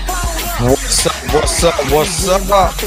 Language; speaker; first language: English; native; English